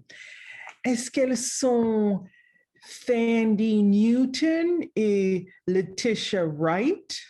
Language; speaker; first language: French; non-native, learner; English